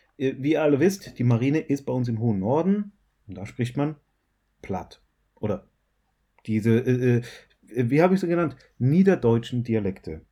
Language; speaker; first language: German; native; German